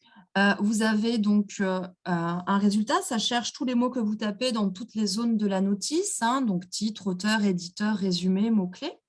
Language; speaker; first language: French; native; French